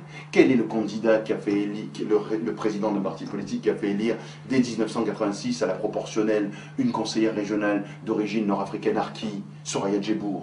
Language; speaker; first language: French; native; French